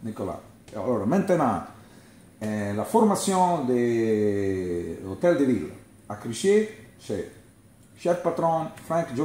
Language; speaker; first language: French; non-native, learner; Italian